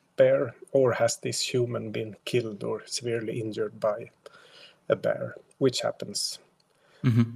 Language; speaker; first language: English; non-native, fluent; Swedish